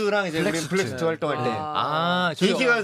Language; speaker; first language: Korean; native; Korean